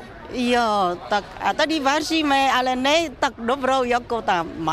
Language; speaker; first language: Czech; non-native, fluent; Vietnamese